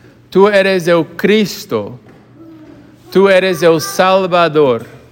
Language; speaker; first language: Spanish; non-native, fluent; English